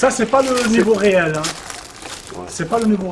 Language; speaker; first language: French; non-native, local second language; Arabic